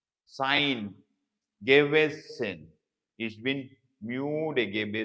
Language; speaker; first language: German; non-native, fluent; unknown